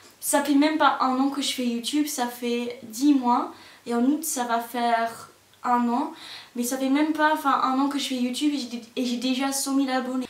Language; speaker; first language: French; non-native, fluent; English